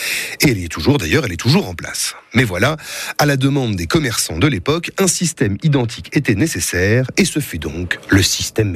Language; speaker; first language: French; native; French